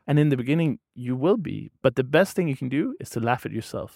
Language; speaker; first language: English; non-native, fluent; Danish